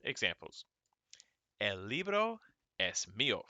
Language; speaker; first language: Spanish; non-native, fluent; English